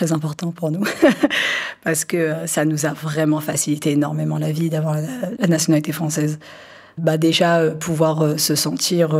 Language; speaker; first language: French; early bilingual, other home language; Arabic